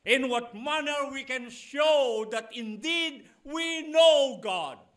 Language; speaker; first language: English; non-native, local second language; Filipino